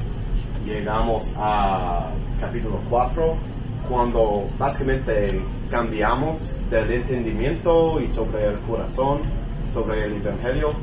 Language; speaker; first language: Spanish; non-native, learner; English